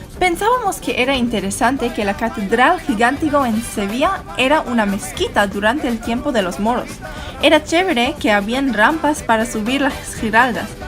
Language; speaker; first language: Spanish; non-native, learner; English